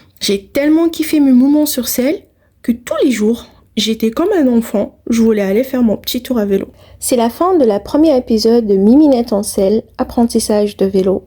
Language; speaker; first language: French; non-native, local second language; Arabic